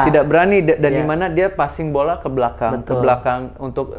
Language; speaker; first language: Indonesian; early bilingual, other home language; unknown